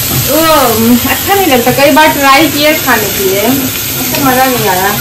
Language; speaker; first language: Hindi; native; Hindi